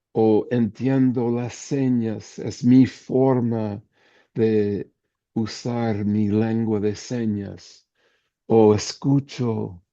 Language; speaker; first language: Spanish; non-native, fluent; English